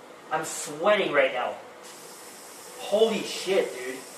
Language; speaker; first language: English; early bilingual, other home language; Chinese